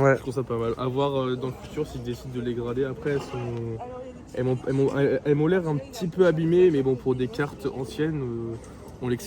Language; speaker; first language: French; native; French